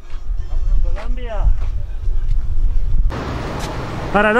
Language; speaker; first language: Spanish; non-native, learner; English